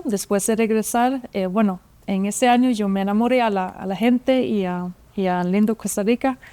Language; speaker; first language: Spanish; non-native, fluent; German